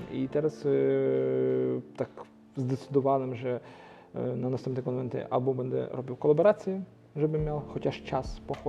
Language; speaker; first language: Polish; non-native, local second language; Ukrainian